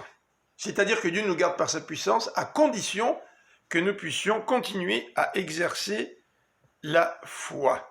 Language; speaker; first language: French; native; French